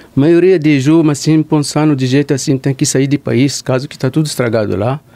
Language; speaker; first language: Portuguese; non-native, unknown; Arabic